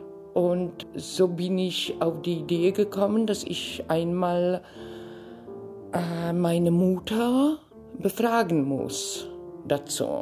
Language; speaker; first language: German; non-native, fluent; Polish